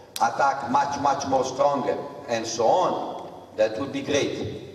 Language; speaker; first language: English; non-native, fluent; Italian